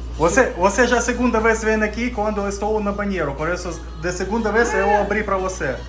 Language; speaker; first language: Portuguese; non-native, learner; Russian